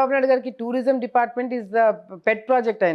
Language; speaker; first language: Telugu; native; Telugu